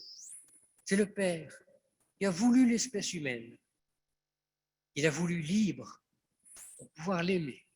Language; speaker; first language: French; native; French